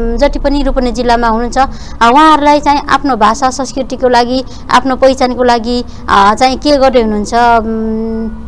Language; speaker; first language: Nepali; non-native, local second language; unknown